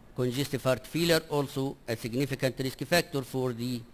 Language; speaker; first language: English; non-native, fluent; Arabic